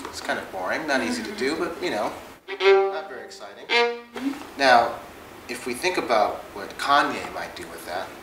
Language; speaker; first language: English; native; English